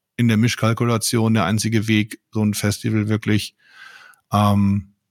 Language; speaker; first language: German; native; German